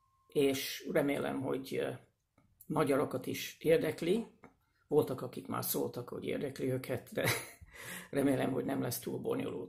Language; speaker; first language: Hungarian; non-native, fluent; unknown